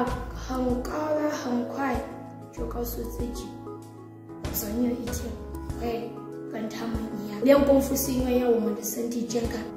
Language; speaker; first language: Chinese; non-native, learner; Southern Sotho